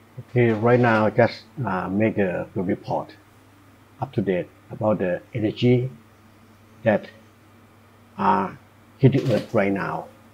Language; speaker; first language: English; non-native, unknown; Thai